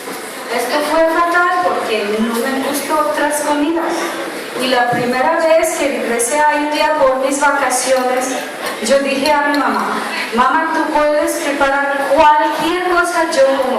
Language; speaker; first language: Spanish; non-native, learner; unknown